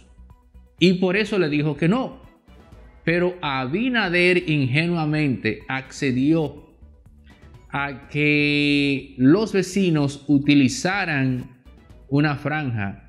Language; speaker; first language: Spanish; native; Spanish